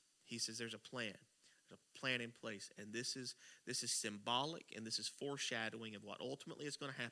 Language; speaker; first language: English; native; English